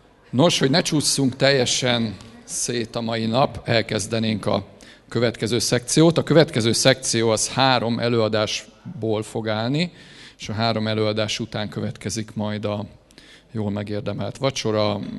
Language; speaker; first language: Hungarian; native; Hungarian